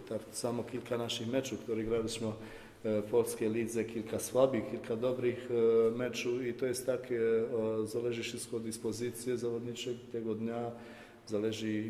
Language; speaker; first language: Polish; non-native, fluent; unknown